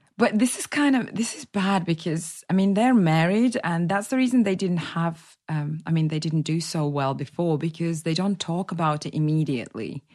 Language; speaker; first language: English; non-native, fluent; Russian